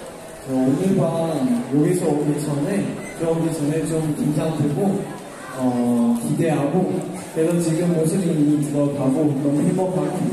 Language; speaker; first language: Korean; non-native, learner; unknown